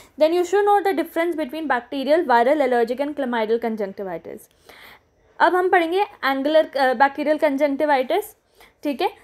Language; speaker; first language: Hindi; native; Hindi